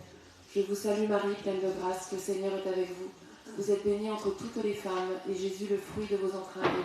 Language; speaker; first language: French; native; French